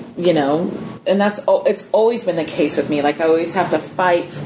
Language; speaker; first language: English; native; English